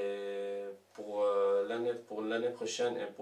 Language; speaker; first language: French; non-native, local second language; Arabic